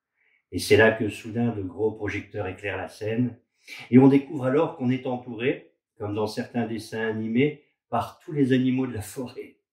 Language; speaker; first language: French; native; French